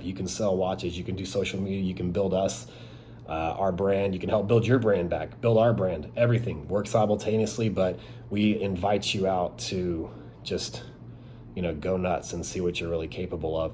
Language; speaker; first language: English; native; English